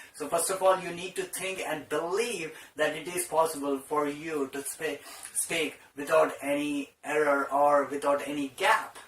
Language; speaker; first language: English; non-native, local second language; Telugu